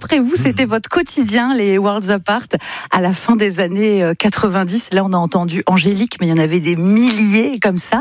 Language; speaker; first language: French; native; French